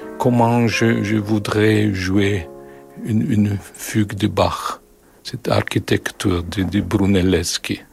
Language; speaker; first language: French; non-native, learner; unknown